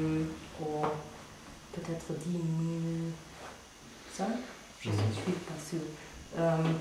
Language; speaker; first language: French; non-native, fluent; German